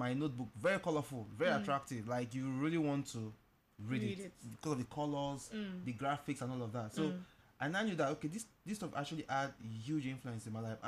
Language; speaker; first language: English; non-native, local second language; Igbo